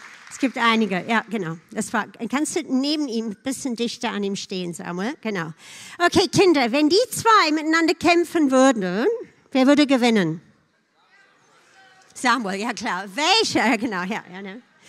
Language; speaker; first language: German; non-native, fluent; English